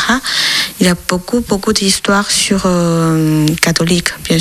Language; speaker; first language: French; non-native, learner; Chinese